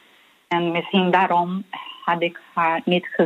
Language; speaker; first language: Dutch; non-native, fluent; Portuguese